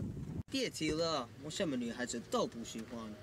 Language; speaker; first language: Chinese; non-native, learner; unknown